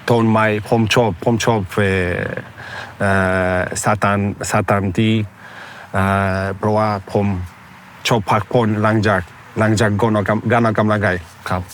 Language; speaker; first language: Thai; non-native, fluent; Polish